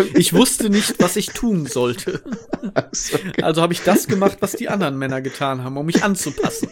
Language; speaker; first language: German; native; German